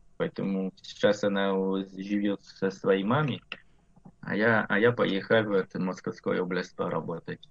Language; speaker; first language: Russian; non-native, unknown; French